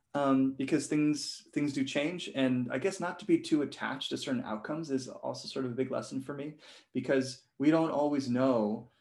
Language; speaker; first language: English; non-native, local second language; Cantonese